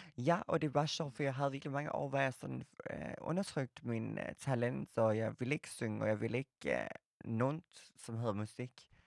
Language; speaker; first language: Danish; non-native, fluent; Swedish